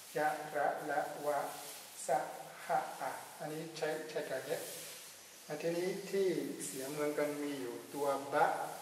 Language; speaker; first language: Thai; non-native, fluent; Burmese